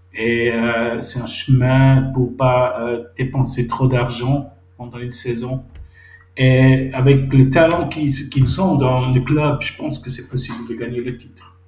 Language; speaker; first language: French; non-native, local second language; Swiss German